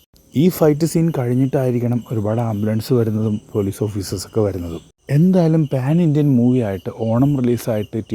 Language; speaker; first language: Malayalam; native; Malayalam